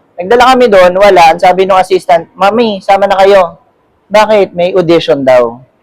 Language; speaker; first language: Filipino; native; Filipino